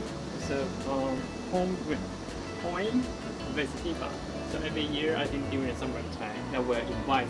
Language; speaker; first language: English; non-native, local second language; Chinese